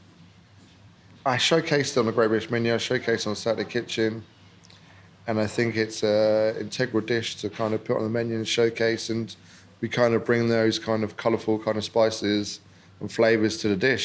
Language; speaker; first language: English; native; English